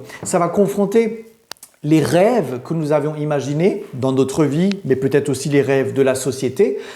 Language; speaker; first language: French; native; French